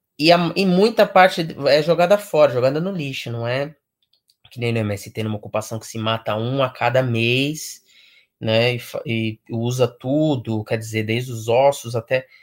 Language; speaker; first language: Portuguese; native; Portuguese